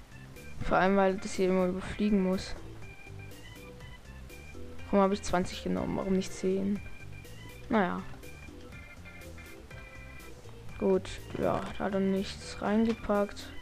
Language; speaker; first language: German; native; German